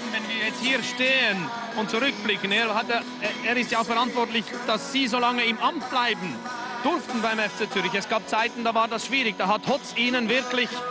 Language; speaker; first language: German; native; German